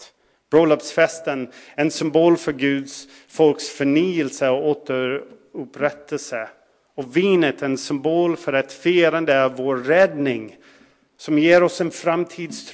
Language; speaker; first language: Swedish; non-native, fluent; English